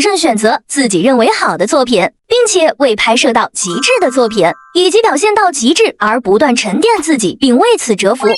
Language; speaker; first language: Chinese; native; Chinese